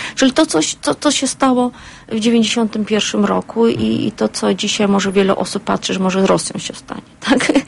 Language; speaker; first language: Polish; non-native, fluent; Azerbaijani